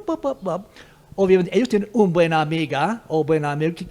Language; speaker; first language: Spanish; non-native, fluent; English